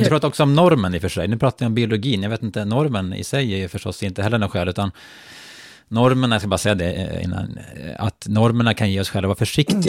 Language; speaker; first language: Swedish; native; Swedish